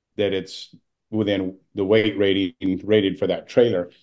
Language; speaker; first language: English; native; English